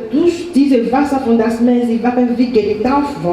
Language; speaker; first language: German; non-native, fluent; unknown